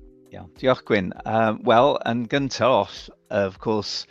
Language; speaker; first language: Welsh; non-native, fluent; English